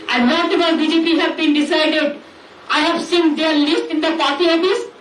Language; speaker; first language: English; non-native, local second language; Bangla